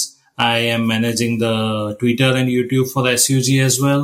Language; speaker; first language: English; non-native, local second language; Gujarati